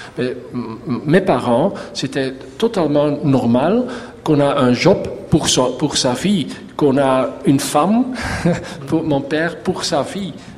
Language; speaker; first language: French; non-native, learner; Dutch